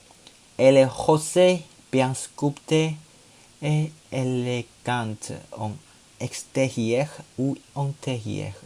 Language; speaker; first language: French; non-native, learner; Chinese